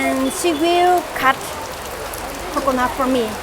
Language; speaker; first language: English; non-native, learner; Vietnamese